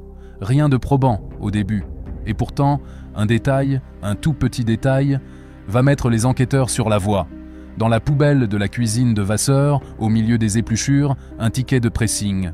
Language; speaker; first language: French; native; French